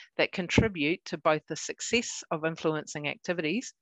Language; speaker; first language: English; native; English